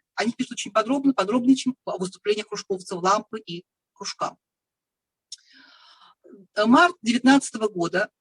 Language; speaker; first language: Russian; native; Russian